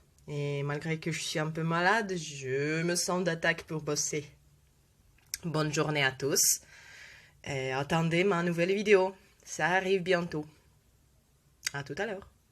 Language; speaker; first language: French; non-native, fluent; Russian